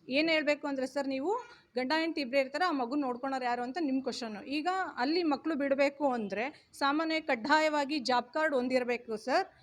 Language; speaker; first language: Kannada; native; Kannada